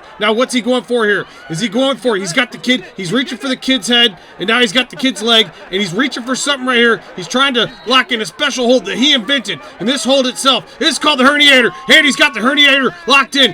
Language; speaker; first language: English; native; English